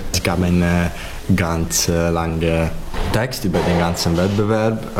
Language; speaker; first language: German; non-native, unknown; Hungarian